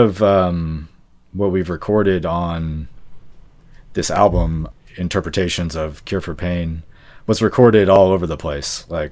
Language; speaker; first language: English; native; English